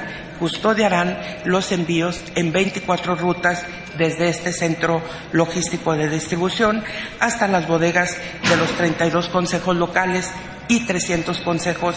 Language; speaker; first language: Spanish; native; Spanish